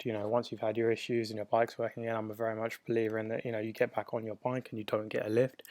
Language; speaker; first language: English; native; English